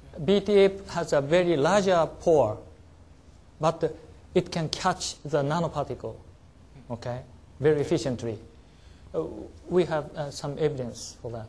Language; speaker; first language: English; non-native, learner; Japanese